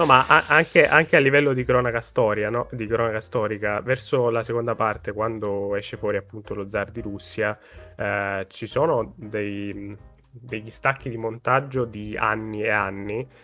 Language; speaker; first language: Italian; native; Italian